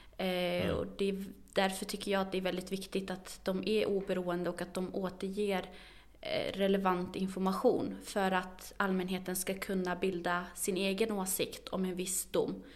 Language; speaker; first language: Swedish; early bilingual, other home language; Arabic